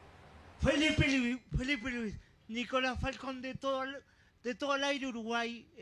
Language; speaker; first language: Spanish; native; Spanish